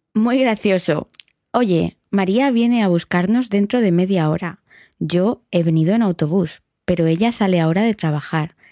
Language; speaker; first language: English; non-native, fluent; Spanish